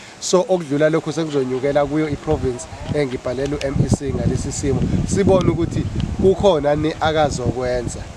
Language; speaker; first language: Zulu; native; Zulu